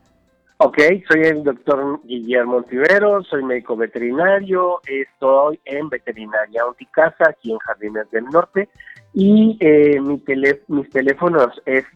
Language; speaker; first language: Spanish; native; Spanish